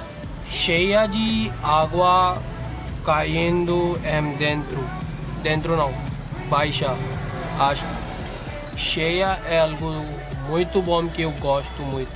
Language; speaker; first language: Portuguese; non-native, learner; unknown